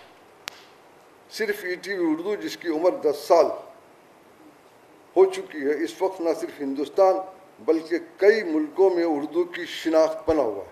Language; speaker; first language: Urdu; native; Urdu